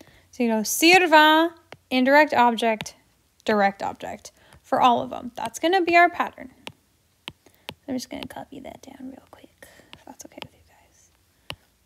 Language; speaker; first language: English; native; English